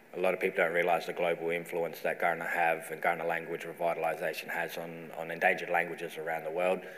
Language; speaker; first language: English; native; English